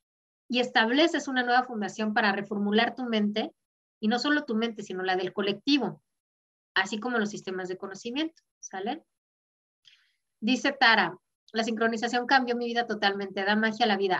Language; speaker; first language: Spanish; native; Spanish